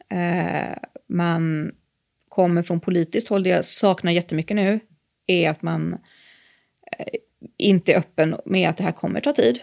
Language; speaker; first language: Swedish; native; Swedish